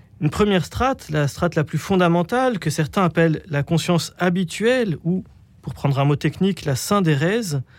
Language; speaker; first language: French; native; French